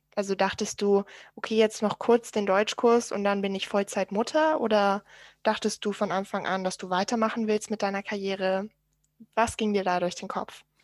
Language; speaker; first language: German; native; German